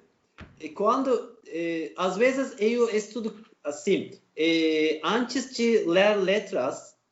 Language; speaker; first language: Portuguese; non-native, learner; Turkish